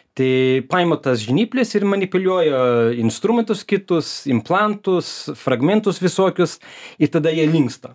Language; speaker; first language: Lithuanian; early bilingual, heritage; Lithuanian